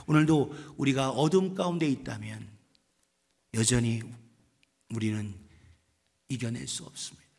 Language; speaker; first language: Korean; native; Korean